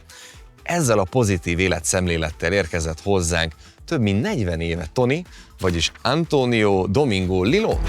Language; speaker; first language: Hungarian; native; Hungarian